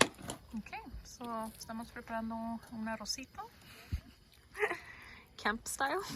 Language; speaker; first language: Spanish; early bilingual, heritage; Spanish